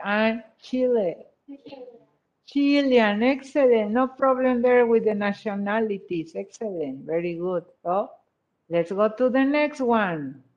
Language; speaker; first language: English; non-native, fluent; Spanish